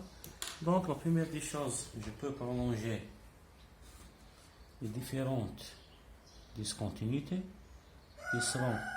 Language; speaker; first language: French; non-native, local second language; Arabic